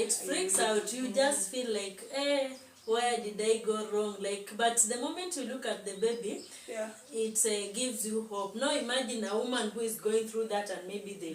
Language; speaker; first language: English; non-native, local second language; Swahili